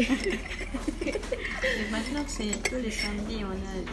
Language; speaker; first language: French; non-native, learner; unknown